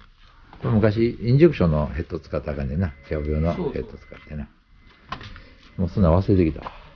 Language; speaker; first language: Japanese; native; Japanese